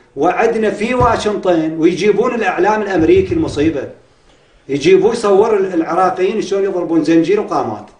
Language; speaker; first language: Arabic; native; Arabic